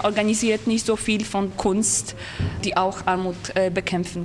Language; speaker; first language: German; non-native, fluent; Polish